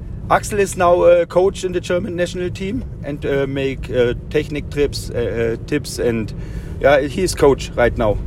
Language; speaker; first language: English; non-native, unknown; German